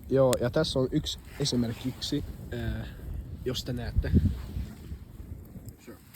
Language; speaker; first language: Finnish; non-native, local second language; Swedish